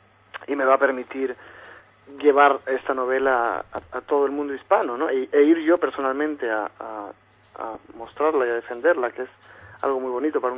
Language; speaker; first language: Spanish; native; Spanish